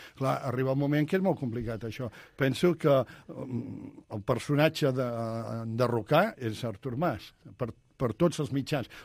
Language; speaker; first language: Catalan; native; Catalan